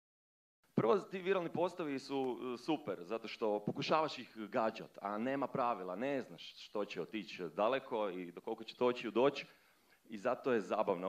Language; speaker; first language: Croatian; native; Croatian